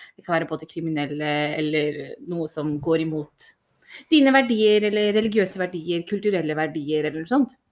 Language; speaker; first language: Norwegian; early bilingual, other home language; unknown